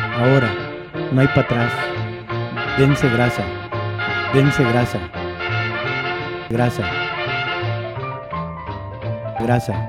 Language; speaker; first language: Spanish; native; Spanish